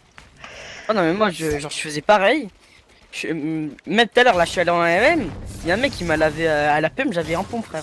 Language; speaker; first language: French; native; French